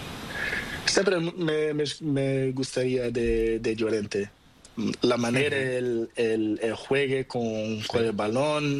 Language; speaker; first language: Spanish; non-native, fluent; Portuguese